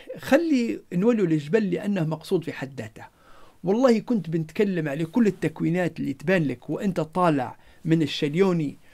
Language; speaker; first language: Arabic; non-native, local second language; Berber languages